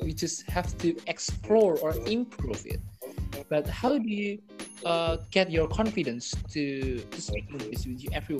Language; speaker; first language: English; non-native, learner; Indonesian